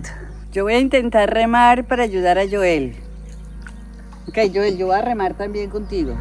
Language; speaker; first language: Spanish; native; Spanish